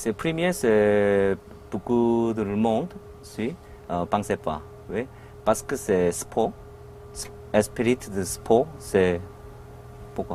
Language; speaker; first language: French; non-native, learner; Korean